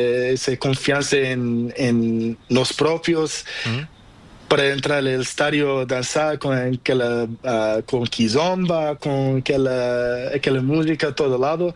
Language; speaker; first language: Spanish; non-native, learner; Portuguese